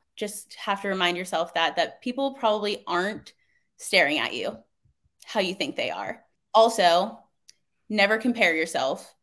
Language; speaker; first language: English; native; English